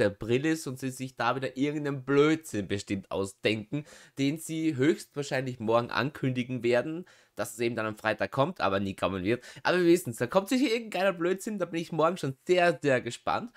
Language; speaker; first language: German; native; German